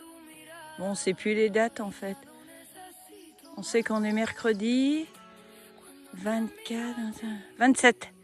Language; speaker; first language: French; native; French